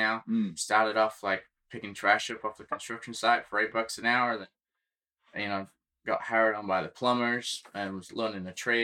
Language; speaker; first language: English; native; English